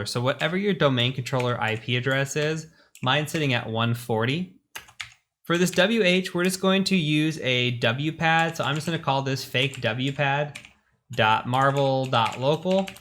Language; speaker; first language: English; native; English